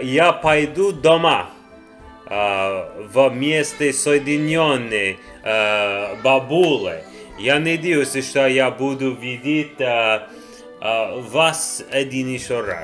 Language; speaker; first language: Russian; non-native, learner; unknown